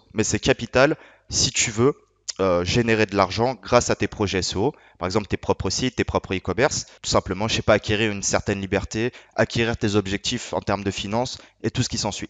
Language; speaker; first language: French; native; French